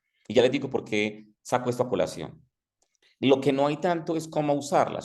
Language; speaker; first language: Spanish; native; Spanish